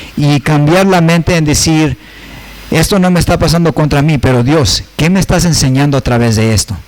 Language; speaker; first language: Spanish; early bilingual, heritage; Spanish